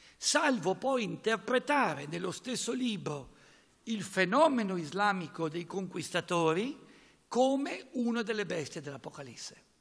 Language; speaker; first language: Italian; native; Italian